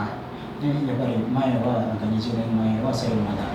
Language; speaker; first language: Japanese; non-native, fluent; Indonesian